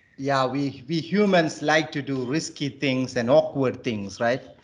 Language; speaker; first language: English; non-native, local second language; Malayalam